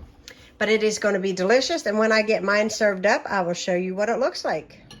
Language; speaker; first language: English; native; English